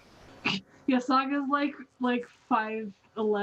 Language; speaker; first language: English; native; English